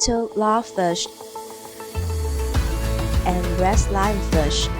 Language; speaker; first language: English; non-native, learner; Vietnamese